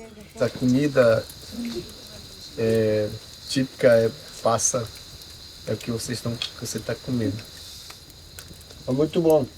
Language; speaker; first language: Portuguese; non-native, local second language; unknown